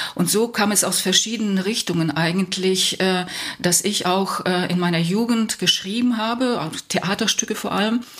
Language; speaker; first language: German; early bilingual, heritage; Plautdietsch